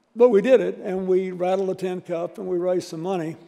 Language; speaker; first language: English; native; English